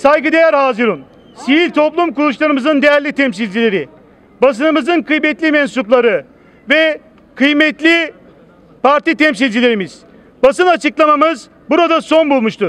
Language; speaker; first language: Turkish; native; Turkish